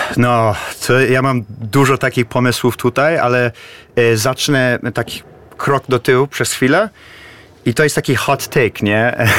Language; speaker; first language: Polish; early bilingual, heritage; Polish